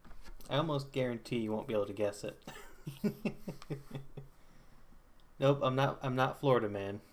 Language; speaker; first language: English; native; English